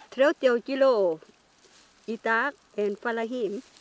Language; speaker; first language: Icelandic; non-native, learner; Thai